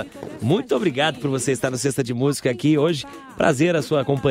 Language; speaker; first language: Portuguese; native; Portuguese